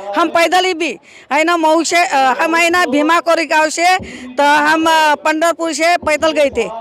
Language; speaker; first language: Hindi; non-native, local second language; Marathi